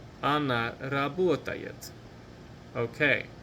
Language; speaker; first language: Russian; non-native, fluent; English